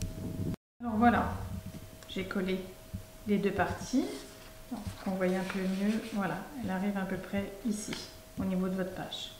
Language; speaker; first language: French; native; French